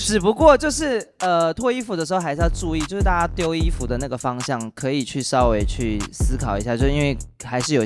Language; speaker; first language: Chinese; native; Chinese